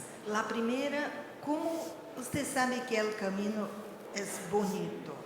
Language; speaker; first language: Spanish; non-native, learner; Portuguese